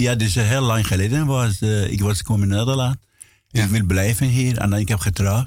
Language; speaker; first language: Dutch; non-native, learner; Persian